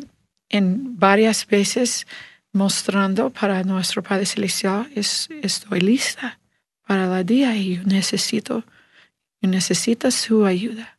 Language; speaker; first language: Spanish; non-native, learner; English